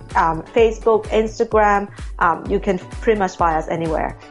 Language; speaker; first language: English; non-native, fluent; Thai